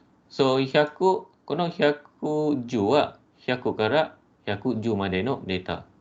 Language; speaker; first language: Japanese; non-native, fluent; Malay